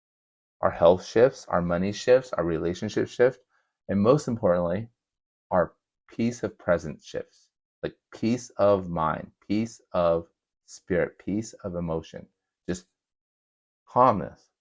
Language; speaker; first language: English; native; English